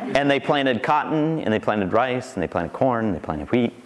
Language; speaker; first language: English; native; English